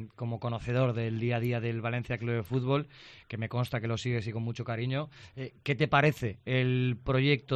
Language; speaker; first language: Spanish; native; Spanish